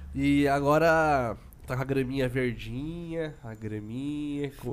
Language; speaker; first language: Portuguese; native; Portuguese